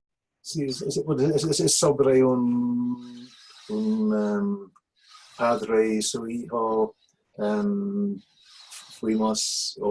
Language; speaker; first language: Spanish; non-native, learner; English